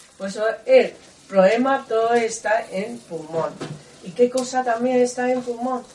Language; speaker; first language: Spanish; non-native, learner; Chinese